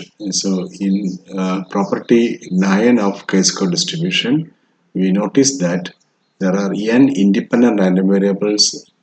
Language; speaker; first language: English; non-native, local second language; Malayalam